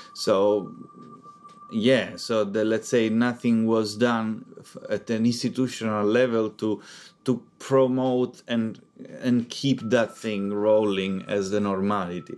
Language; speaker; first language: English; non-native, fluent; Italian